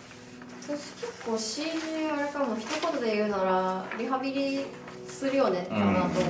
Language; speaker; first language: Japanese; native; Japanese